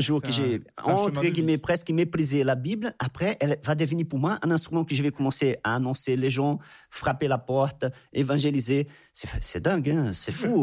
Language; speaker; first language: French; non-native, fluent; Portuguese